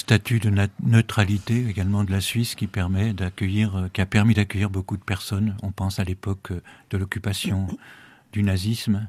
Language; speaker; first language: French; native; French